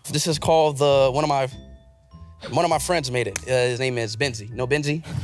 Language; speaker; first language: English; native; English